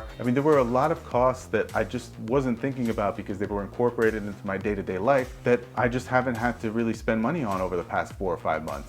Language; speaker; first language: English; native; English